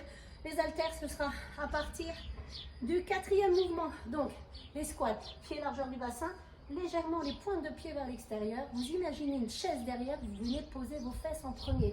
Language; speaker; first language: French; native; French